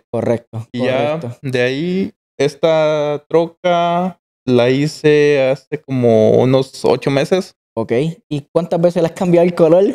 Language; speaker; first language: Spanish; native; Spanish